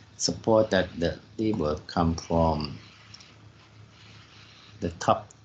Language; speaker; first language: English; non-native, fluent; Thai